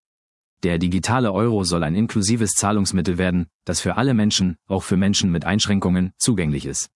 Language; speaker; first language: German; native; German